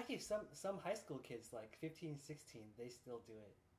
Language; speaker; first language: English; native; English